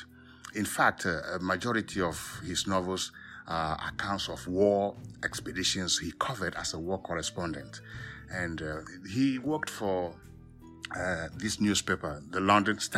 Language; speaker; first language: English; non-native, local second language; Ewe